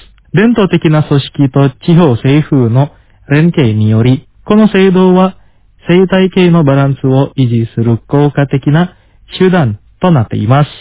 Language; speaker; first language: Japanese; non-native, fluent; Indonesian